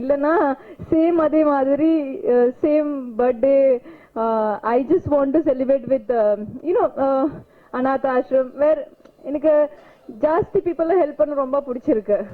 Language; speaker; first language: Tamil; non-native, learner; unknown